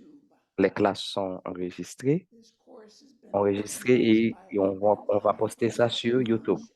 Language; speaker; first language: French; non-native, fluent; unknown